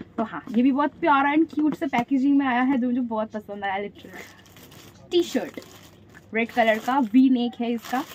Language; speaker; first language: Hindi; non-native, local second language; Bangla